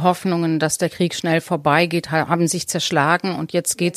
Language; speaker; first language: German; native; German